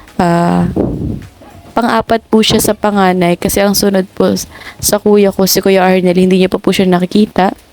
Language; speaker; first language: Filipino; non-native, local second language; Bikol